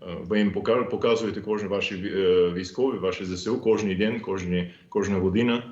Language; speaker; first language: Ukrainian; non-native, fluent; English